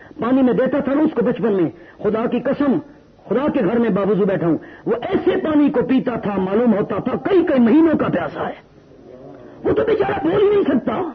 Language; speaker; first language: Urdu; non-native, local second language; Saraiki